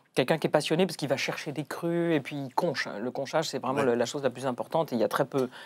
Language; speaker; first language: French; native; French